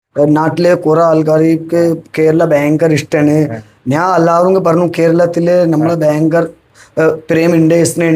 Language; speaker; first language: Malayalam; non-native, local second language; Hindi